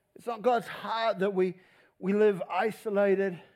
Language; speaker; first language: English; native; English